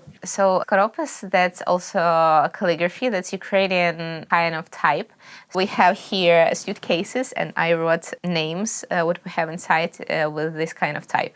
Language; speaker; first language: English; non-native, learner; Ukrainian